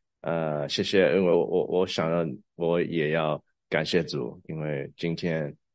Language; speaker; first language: Chinese; non-native, learner; English